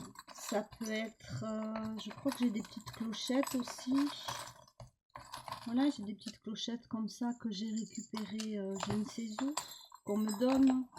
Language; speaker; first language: French; native; French